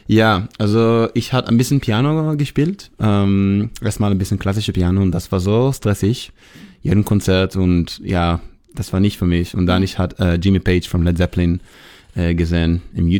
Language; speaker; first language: German; non-native, learner; Hebrew